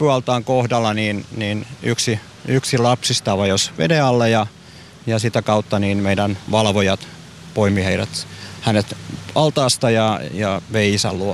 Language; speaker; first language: Finnish; native; Finnish